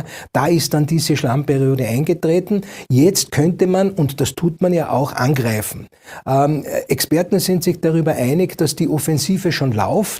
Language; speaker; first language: German; native; German